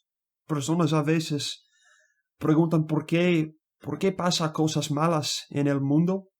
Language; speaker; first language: Spanish; non-native, learner; English